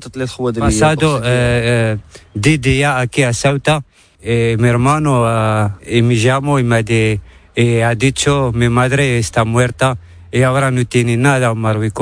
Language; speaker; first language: Spanish; non-native, learner; Arabic